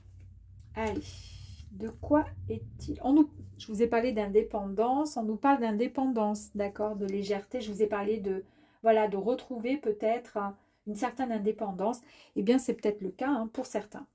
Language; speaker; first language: French; native; French